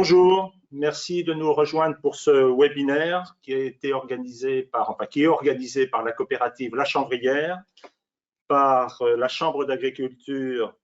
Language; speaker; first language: French; native; French